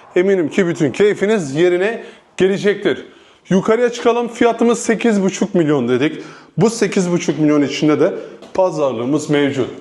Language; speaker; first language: Turkish; native; Turkish